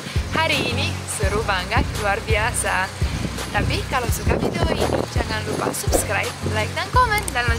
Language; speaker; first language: Indonesian; non-native, fluent; Russian